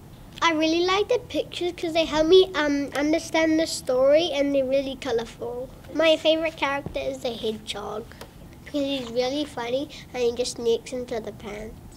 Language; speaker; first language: English; native; English